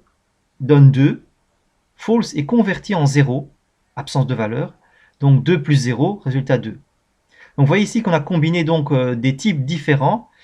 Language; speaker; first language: French; native; French